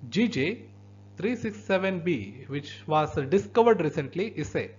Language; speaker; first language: English; non-native, local second language; Kannada